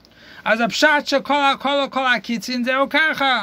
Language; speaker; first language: Hebrew; non-native, fluent; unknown